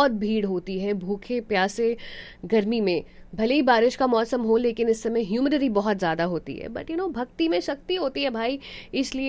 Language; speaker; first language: Hindi; native; Hindi